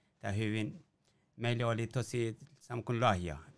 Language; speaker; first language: Finnish; non-native, learner; Persian